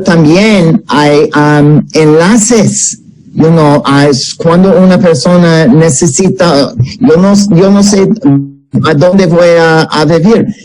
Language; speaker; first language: Spanish; non-native, fluent; English